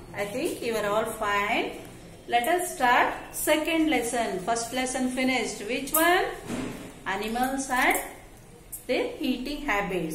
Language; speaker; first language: English; non-native, local second language; Kannada